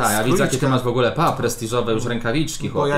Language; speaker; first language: Polish; native; Polish